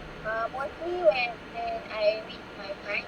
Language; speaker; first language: English; non-native, local second language; Malay